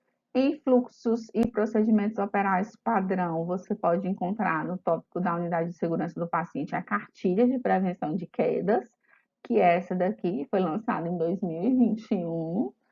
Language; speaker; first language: Portuguese; native; Portuguese